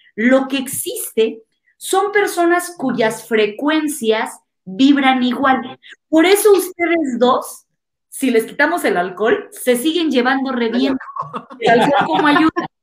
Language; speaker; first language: Spanish; native; Spanish